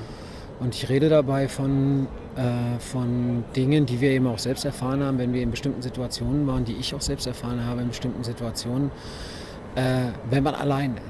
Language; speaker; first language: German; native; German